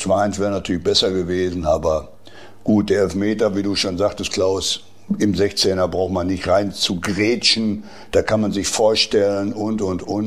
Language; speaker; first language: German; native; German